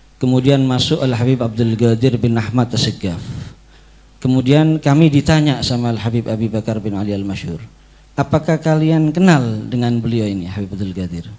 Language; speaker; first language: Indonesian; native; Indonesian